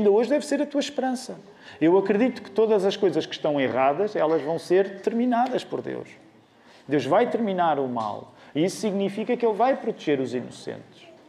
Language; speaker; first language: Portuguese; native; Portuguese